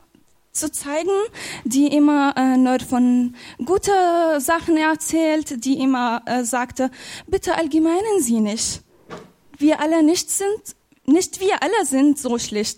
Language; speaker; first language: German; non-native, fluent; Arabic